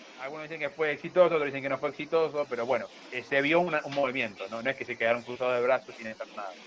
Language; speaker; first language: Spanish; native; Spanish